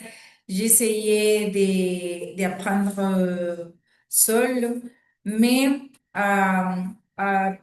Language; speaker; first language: French; non-native, learner; Spanish